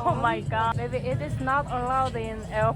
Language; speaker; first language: English; non-native, learner; Korean